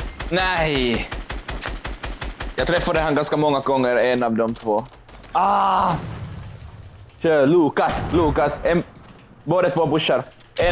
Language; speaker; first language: Swedish; non-native, local second language; Finnish